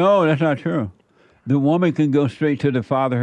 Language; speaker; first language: English; native; English